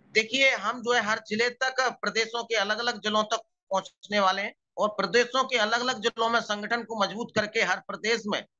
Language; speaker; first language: Hindi; native; Hindi